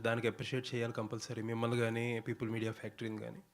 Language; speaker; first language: Telugu; native; Telugu